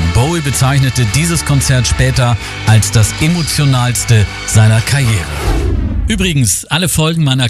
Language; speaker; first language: German; native; German